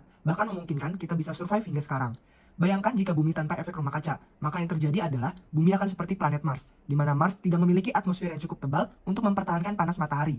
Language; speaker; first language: Indonesian; native; Indonesian